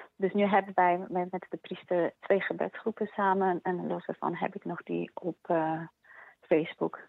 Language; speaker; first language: Dutch; early bilingual, other home language; Polish